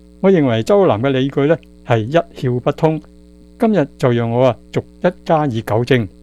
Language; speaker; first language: Chinese; non-native, local second language; Cantonese